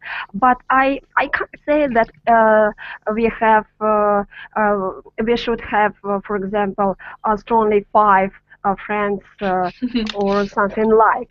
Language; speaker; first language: English; non-native, learner; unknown